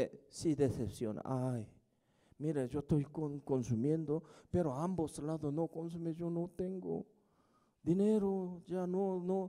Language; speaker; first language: Spanish; non-native, fluent; Korean